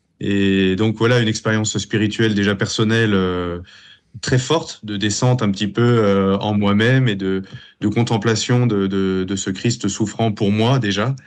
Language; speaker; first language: French; native; French